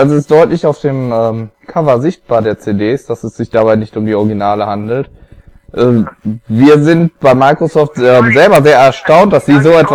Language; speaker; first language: German; native; German